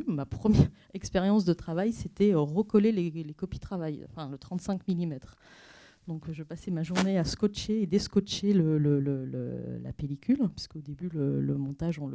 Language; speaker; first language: French; native; French